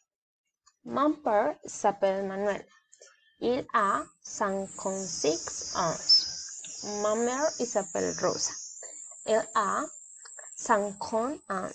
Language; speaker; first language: French; non-native, learner; Spanish